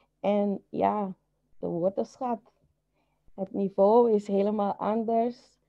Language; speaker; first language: Dutch; non-native, local second language; Papiamento